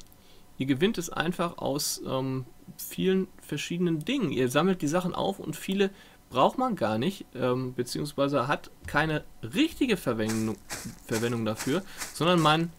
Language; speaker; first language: German; native; German